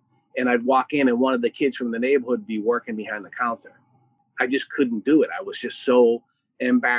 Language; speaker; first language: English; native; English